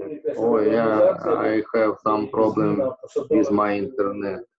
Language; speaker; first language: English; non-native, learner; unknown